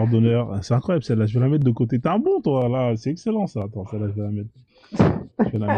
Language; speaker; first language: French; native; French